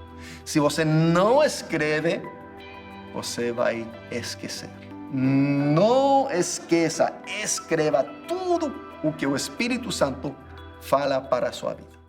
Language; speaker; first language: Portuguese; non-native, fluent; English